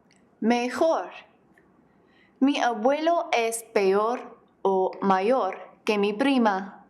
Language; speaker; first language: Spanish; non-native, fluent; English